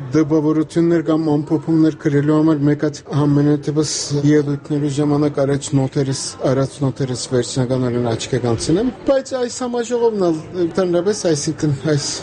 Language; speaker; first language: Armenian; native; Armenian